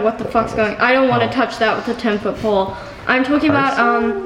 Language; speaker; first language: English; non-native, local second language; Afrikaans